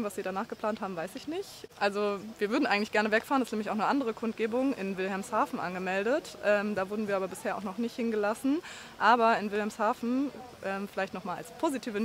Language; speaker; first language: German; native; German